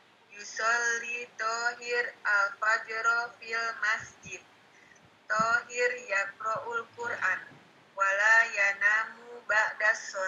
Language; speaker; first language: Arabic; non-native, learner; Indonesian